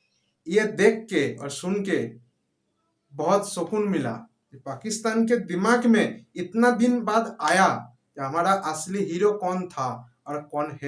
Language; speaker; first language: Hindi; non-native, local second language; Bangla